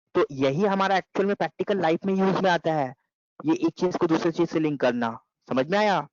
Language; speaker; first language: Hindi; non-native, local second language; Bangla